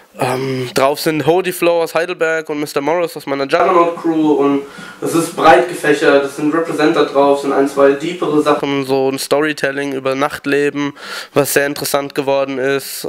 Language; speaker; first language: German; native; German